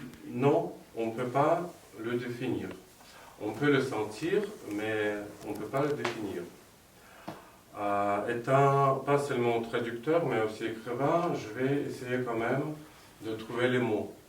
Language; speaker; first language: French; non-native, fluent; Russian